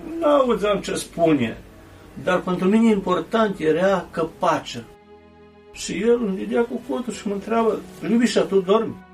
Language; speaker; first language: Romanian; early bilingual, heritage; Romanian